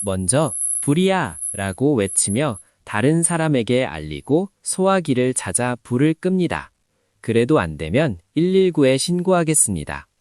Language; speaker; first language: Korean; non-native, learner; Nepali